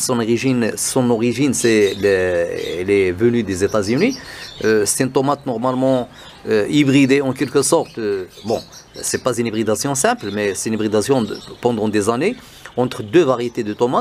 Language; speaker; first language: French; non-native, local second language; Arabic